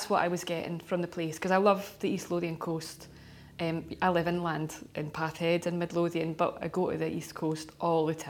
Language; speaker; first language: English; native; English